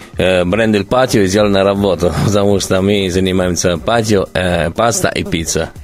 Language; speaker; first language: Russian; non-native, learner; Italian